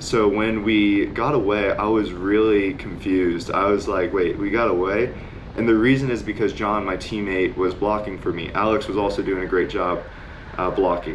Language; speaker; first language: English; native; English